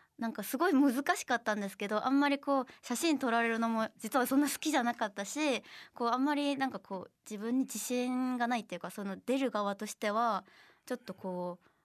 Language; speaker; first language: Japanese; non-native, fluent; Korean